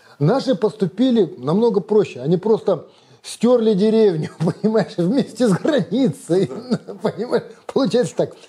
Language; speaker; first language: Russian; non-native, local second language; Kazakh